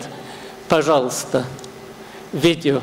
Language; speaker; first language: Russian; non-native, fluent; English